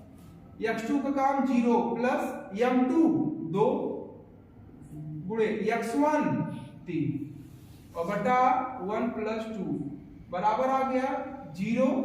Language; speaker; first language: Hindi; native; Hindi